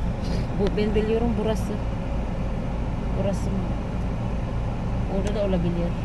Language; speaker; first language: Turkish; non-native, learner; Filipino